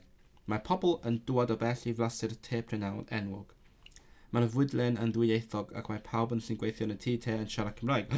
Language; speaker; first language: Welsh; non-native, learner; Cantonese